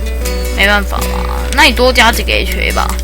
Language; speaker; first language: Chinese; native; Chinese